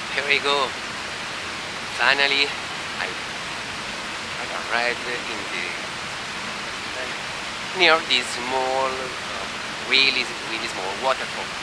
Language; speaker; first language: English; non-native, fluent; Italian